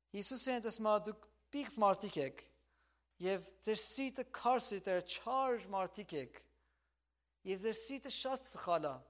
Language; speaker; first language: Armenian; native; Armenian